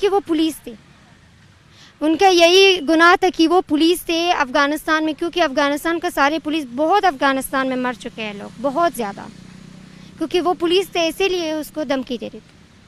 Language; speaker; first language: Hindi; non-native, learner; Persian